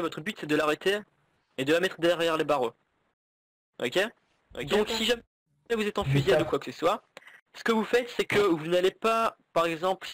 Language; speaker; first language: French; native; French